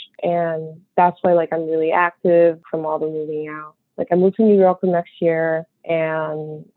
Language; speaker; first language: English; early bilingual, other home language; Chinese